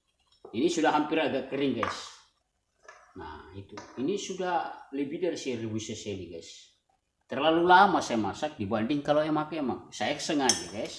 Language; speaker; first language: Indonesian; non-native, local second language; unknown